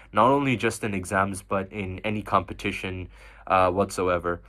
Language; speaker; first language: English; non-native, local second language; Bangla